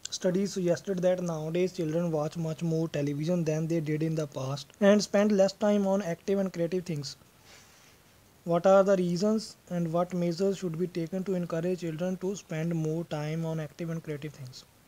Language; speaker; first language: English; non-native, local second language; Punjabi